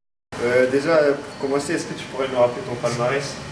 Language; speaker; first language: French; native; French